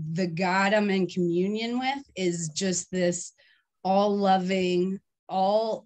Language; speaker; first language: English; native; English